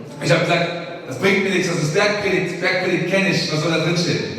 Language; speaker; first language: German; native; German